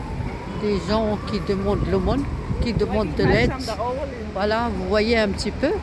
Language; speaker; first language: French; non-native, local second language; Arabic